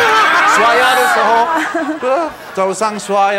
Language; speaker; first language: Chinese; non-native, fluent; German